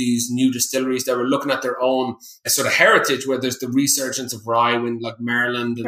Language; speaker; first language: English; native; English